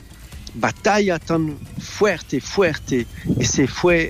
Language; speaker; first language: Spanish; non-native, learner; French